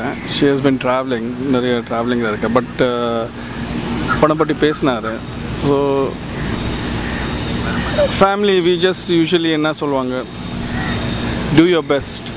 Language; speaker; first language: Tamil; non-native, learner; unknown